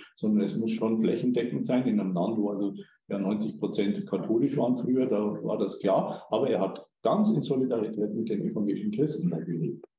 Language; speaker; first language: German; native; German